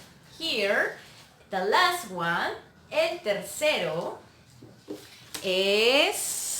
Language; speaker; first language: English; non-native, learner; Spanish